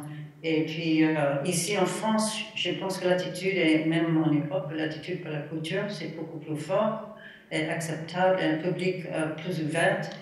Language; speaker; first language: French; non-native, fluent; English